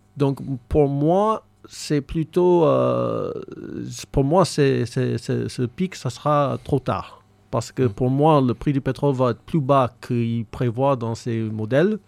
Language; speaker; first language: French; non-native, fluent; English